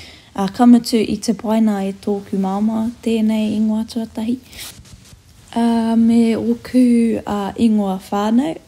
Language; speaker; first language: Māori; non-native, local second language; English